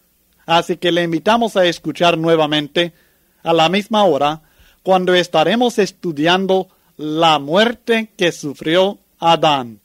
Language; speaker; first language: Spanish; native; Spanish